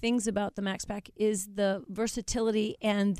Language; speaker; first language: English; native; English